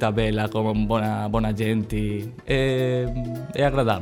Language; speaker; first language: Italian; non-native, learner; Spanish